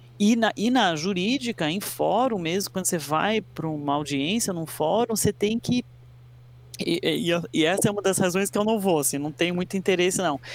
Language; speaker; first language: Portuguese; early bilingual, other home language; English